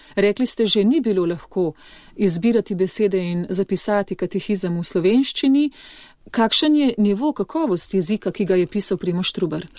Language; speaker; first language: Slovenian; native; Slovenian